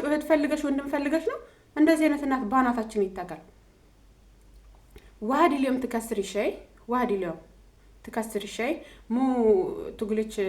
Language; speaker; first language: Arabic; non-native, learner; Amharic